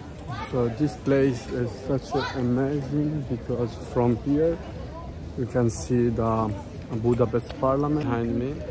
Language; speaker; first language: English; non-native, learner; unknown